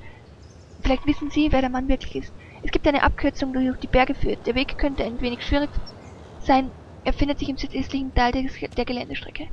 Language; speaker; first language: German; native; German